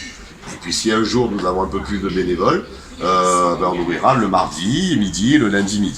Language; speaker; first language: French; native; French